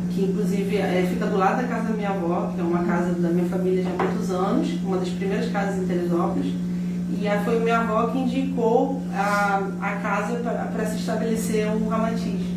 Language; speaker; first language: Portuguese; early bilingual, heritage; Portuguese